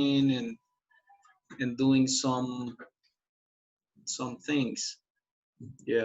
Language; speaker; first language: English; non-native, fluent; Spanish